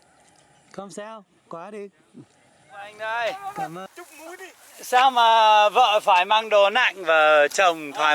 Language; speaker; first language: Vietnamese; non-native, learner; English